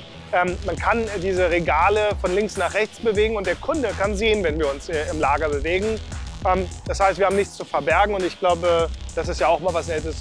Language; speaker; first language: German; native; German